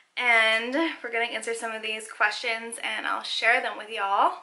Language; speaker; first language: English; native; English